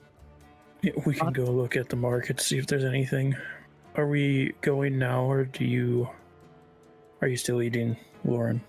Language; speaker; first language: English; native; English